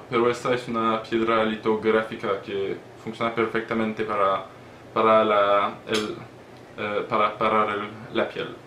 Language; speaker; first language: Spanish; non-native, learner; French